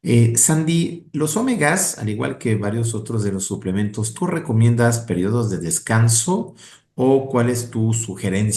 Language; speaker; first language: Spanish; native; Spanish